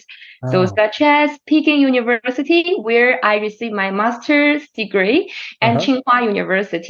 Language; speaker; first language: English; non-native, fluent; Chinese